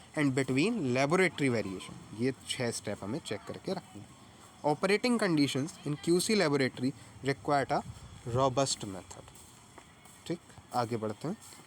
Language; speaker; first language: Hindi; native; Hindi